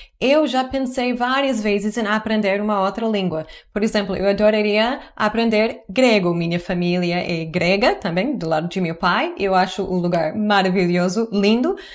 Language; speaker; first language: Portuguese; non-native, fluent; English